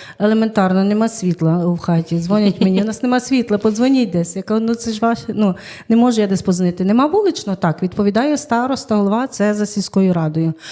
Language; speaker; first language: Ukrainian; native; Ukrainian